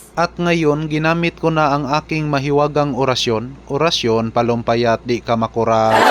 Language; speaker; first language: Filipino; non-native, local second language; Cebuano